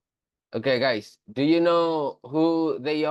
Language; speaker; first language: English; non-native, fluent; Indonesian